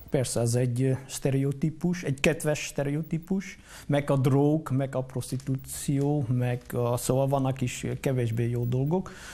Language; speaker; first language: Hungarian; non-native, fluent; Dutch